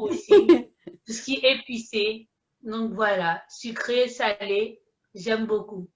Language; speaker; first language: French; early bilingual, other home language; Haitian Creole